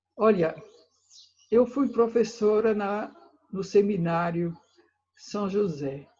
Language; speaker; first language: Portuguese; non-native, fluent; French